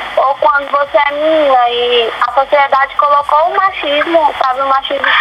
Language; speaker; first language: Portuguese; native; Portuguese